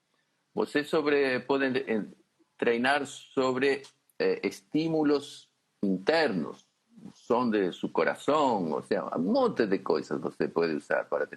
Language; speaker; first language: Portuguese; non-native, fluent; Spanish